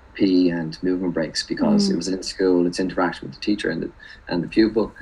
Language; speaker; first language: English; native; English